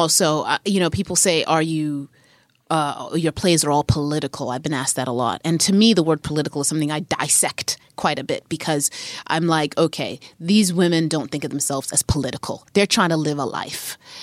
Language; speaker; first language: English; native; English